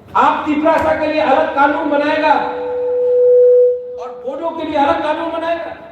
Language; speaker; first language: Hindi; non-native, local second language; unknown